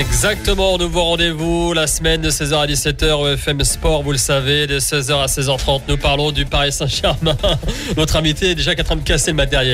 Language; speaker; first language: French; native; French